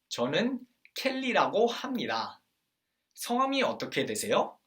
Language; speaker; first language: Korean; non-native, fluent; English